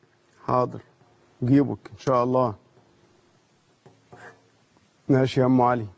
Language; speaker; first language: Arabic; native; Arabic